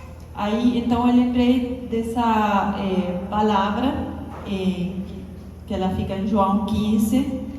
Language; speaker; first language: Portuguese; non-native, fluent; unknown